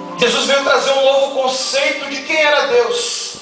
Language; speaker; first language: Portuguese; native; Portuguese